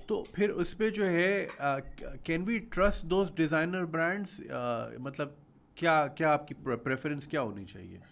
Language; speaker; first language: Urdu; native; Urdu